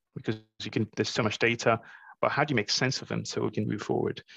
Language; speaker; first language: English; non-native, fluent; Morisyen